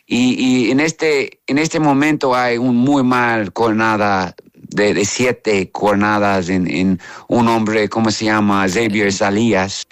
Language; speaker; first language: Spanish; non-native, learner; English